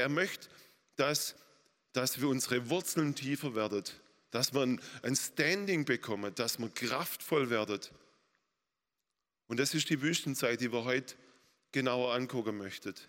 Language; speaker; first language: German; native; German